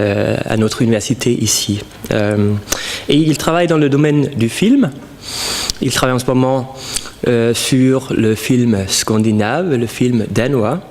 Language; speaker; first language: French; non-native, fluent; Danish